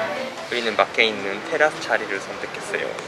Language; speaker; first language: Korean; non-native, learner; Japanese